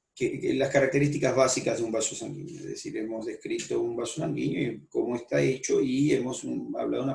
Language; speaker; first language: Spanish; native; Spanish